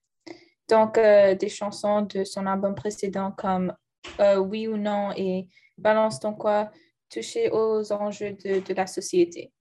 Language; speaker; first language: French; non-native, learner; English